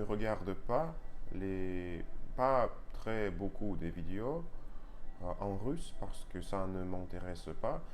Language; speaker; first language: French; non-native, learner; Russian